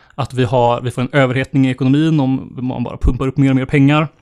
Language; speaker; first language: Swedish; native; Swedish